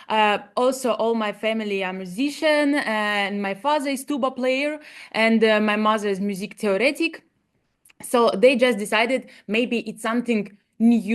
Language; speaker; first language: English; non-native, learner; Russian